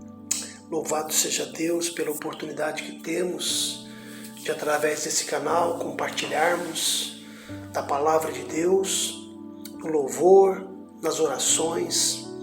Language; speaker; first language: Portuguese; native; Portuguese